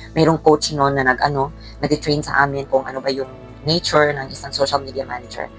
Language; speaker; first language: Filipino; non-native, local second language; Cebuano